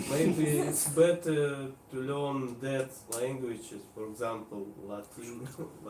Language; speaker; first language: English; non-native, learner; Russian